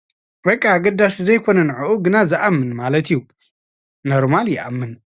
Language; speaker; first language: Dutch; non-native, fluent; Tigrinya